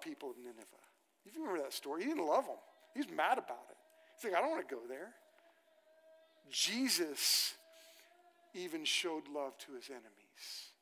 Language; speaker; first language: English; native; English